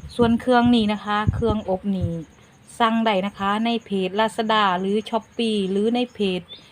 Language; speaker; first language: Thai; native; Thai